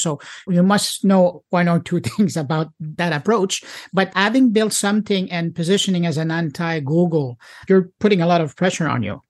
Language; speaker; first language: English; non-native, fluent; French